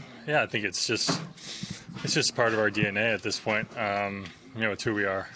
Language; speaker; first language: English; native; English